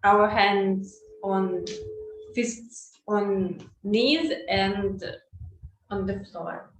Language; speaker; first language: English; non-native, learner; Russian